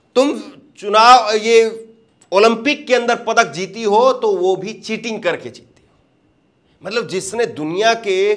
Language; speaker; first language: Hindi; native; Hindi